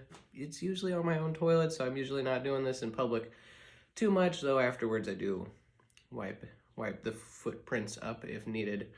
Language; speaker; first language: English; native; English